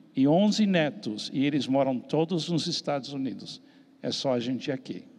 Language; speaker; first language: Portuguese; non-native, fluent; English